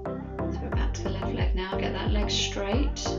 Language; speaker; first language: English; native; English